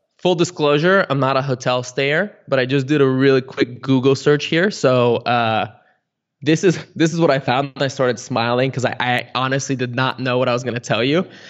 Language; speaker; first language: English; early bilingual, other home language; Bulgarian